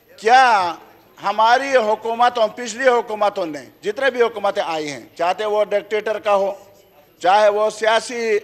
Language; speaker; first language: Urdu; non-native, local second language; Khowar